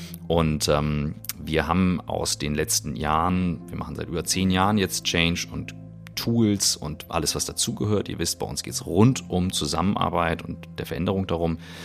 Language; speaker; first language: German; native; German